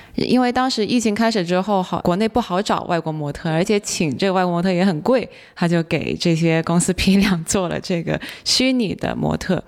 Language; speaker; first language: Chinese; non-native, local second language; Cantonese